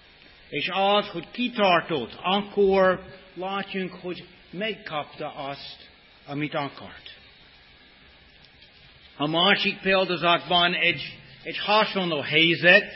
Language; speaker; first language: Hungarian; non-native, fluent; English